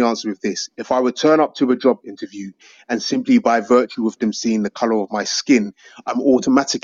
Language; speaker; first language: English; native; English